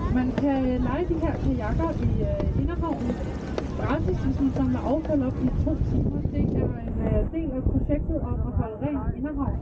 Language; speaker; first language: Danish; native; Danish